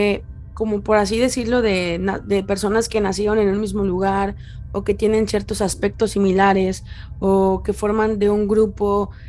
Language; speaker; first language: Spanish; native; Spanish